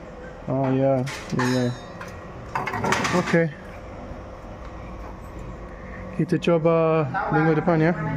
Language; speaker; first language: Indonesian; non-native, learner; English